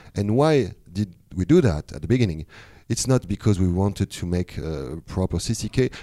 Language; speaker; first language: English; non-native, fluent; French